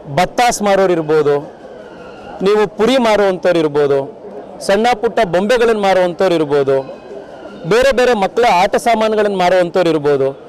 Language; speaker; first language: Kannada; native; Kannada